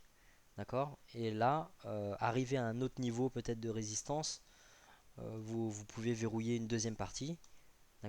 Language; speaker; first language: French; native; French